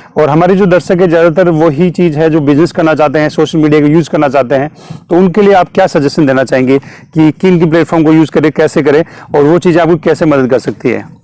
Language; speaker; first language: Hindi; native; Hindi